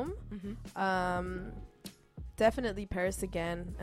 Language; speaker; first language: English; early bilingual, other home language; Spanish